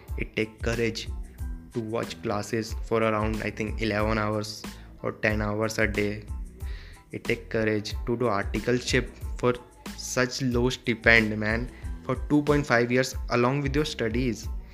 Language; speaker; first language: English; non-native, local second language; Hindi